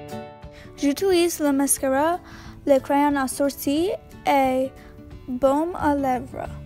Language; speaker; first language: French; non-native, learner; English